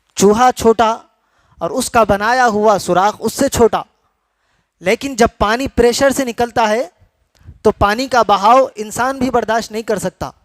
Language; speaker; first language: Urdu; native; Urdu